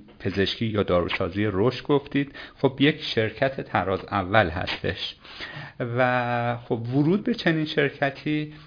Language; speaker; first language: Persian; native; Persian